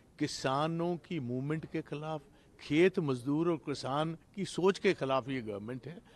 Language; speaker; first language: Hindi; non-native, local second language; Punjabi